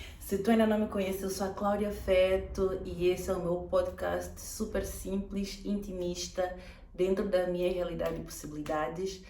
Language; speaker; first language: Portuguese; native; Portuguese